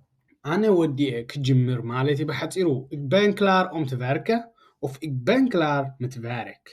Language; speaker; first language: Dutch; non-native, learner; Tigrinya